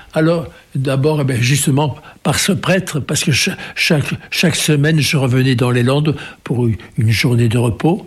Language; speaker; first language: French; native; French